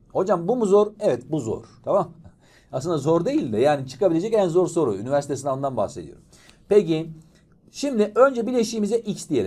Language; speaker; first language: Turkish; native; Turkish